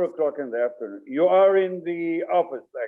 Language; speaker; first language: English; non-native, fluent; Arabic